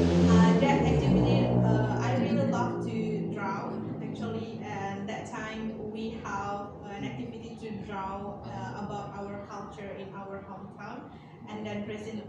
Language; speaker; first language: English; non-native, learner; Indonesian